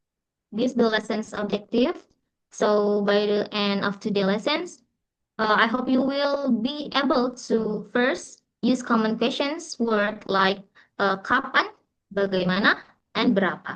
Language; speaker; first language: English; non-native, learner; Indonesian